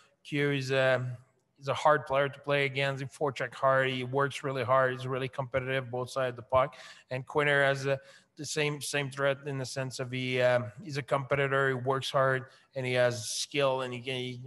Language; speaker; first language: English; non-native, fluent; French